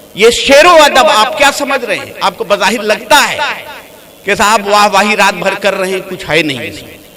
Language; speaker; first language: Urdu; native; Urdu